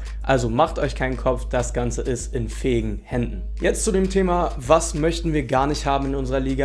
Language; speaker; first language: German; native; German